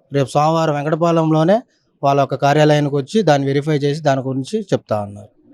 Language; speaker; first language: Telugu; native; Telugu